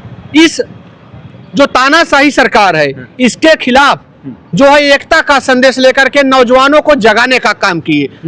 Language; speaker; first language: Hindi; native; Hindi